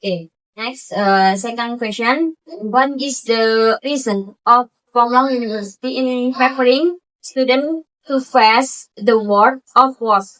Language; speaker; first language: English; non-native, learner; Indonesian